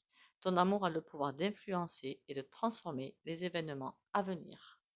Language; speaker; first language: French; native; French